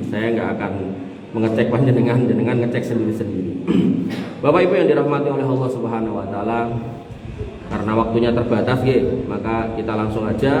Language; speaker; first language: Indonesian; non-native, local second language; Javanese